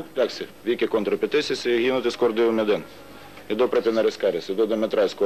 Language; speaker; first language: Greek; non-native, learner; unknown